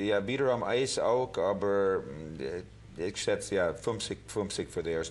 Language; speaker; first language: German; non-native, learner; English